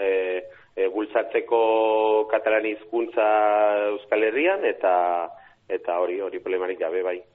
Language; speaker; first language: Basque; non-native, learner; Catalan